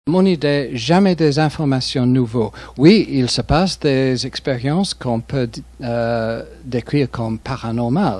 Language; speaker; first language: French; non-native, fluent; English